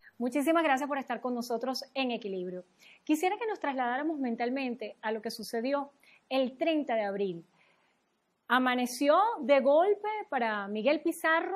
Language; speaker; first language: Spanish; native; Spanish